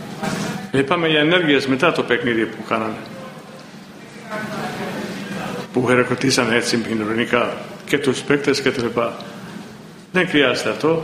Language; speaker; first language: Greek; non-native, fluent; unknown